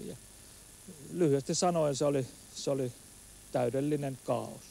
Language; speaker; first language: Finnish; native; Finnish